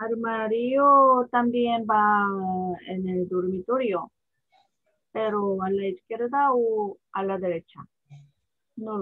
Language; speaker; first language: Spanish; non-native, learner; Korean